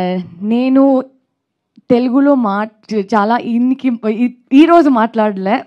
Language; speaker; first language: Telugu; non-native, learner; Kannada